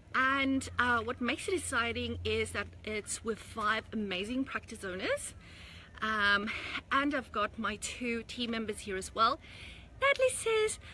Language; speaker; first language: English; native; English